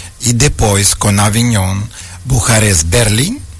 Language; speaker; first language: Portuguese; non-native, learner; Ukrainian